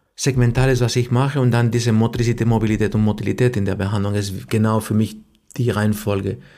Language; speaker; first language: German; non-native, fluent; Spanish